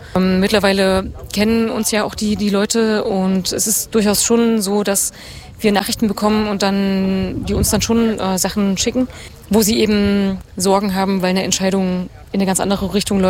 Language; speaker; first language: German; native; German